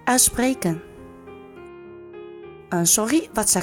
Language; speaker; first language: Dutch; non-native, learner; Chinese